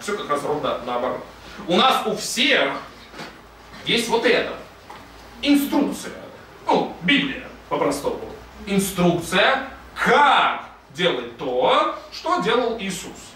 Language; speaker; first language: Russian; native; Russian